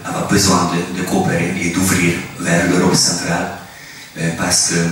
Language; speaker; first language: French; non-native, fluent; Hungarian